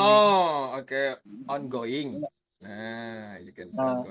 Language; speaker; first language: English; non-native, fluent; Indonesian